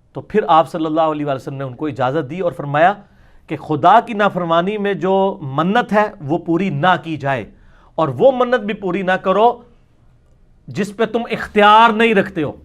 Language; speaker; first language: Urdu; non-native, local second language; Punjabi